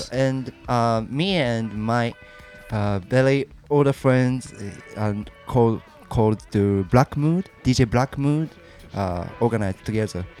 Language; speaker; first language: English; non-native, learner; Japanese